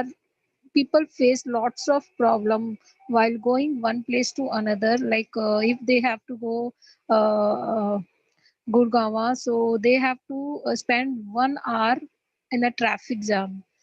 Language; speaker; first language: English; non-native, learner; Hindi